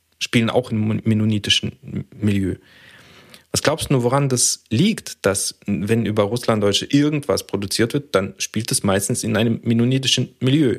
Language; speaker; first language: German; early bilingual, other home language; Russian